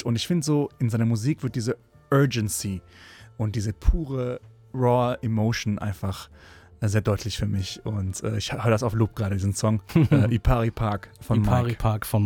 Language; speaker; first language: German; native; German